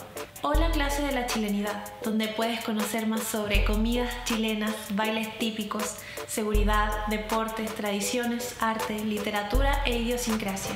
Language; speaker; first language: Spanish; native; Spanish